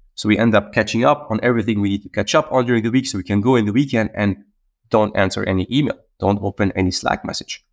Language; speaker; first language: English; non-native, fluent; Arabic